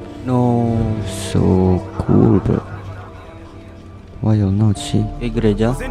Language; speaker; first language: English; non-native, learner; Indonesian